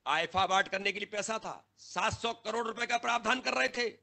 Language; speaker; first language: Hindi; native; Hindi